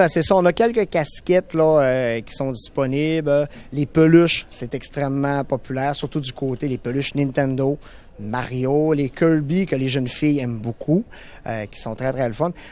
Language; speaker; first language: French; native; French